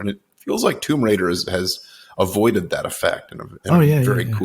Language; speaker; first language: English; native; English